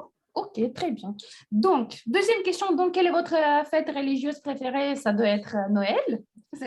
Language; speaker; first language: French; non-native, fluent; Russian